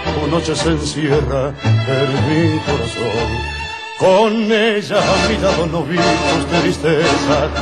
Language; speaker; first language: English; non-native, fluent; Spanish